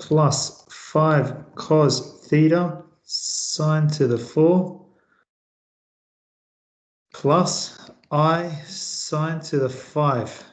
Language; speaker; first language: English; native; English